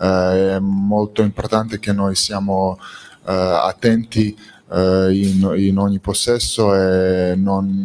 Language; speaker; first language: Italian; non-native, fluent; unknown